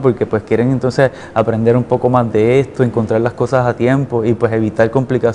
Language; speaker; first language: Spanish; native; Spanish